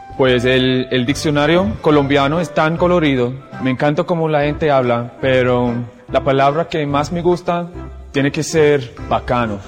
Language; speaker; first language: Spanish; non-native, fluent; English